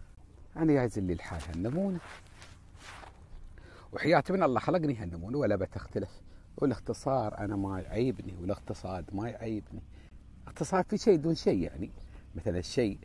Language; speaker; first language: Arabic; native; Arabic